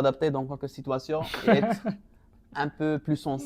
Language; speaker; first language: French; non-native, local second language; Arabic